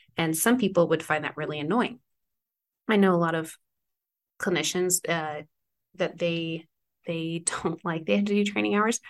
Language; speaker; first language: English; native; English